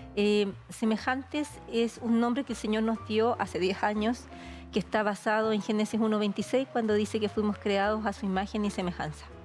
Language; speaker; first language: Spanish; native; Spanish